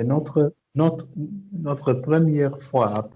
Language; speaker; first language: French; non-native, learner; Arabic